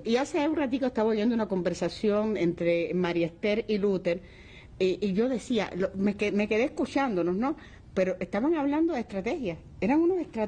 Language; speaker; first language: Spanish; native; Spanish